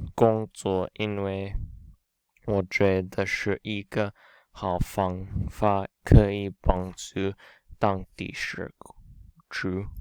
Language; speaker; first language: Chinese; non-native, learner; English